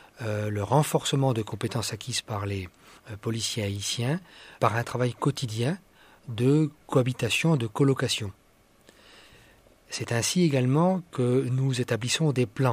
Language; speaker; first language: French; native; French